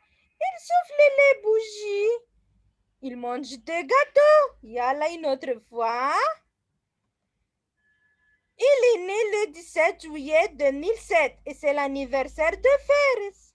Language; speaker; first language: French; non-native, fluent; Arabic